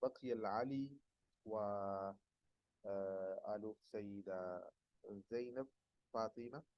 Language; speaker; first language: Arabic; non-native, fluent; Urdu